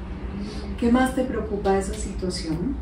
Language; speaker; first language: Spanish; native; Spanish